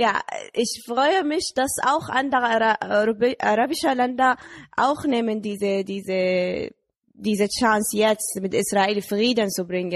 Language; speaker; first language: German; non-native, learner; Arabic